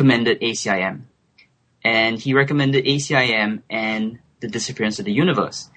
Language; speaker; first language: English; native; English